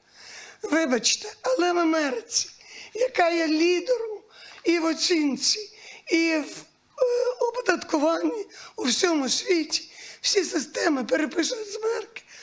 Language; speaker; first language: Ukrainian; native; Ukrainian